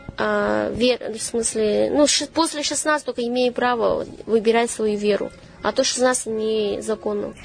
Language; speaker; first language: Russian; non-native, fluent; Chinese